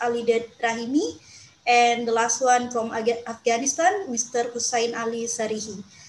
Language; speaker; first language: English; non-native, fluent; Indonesian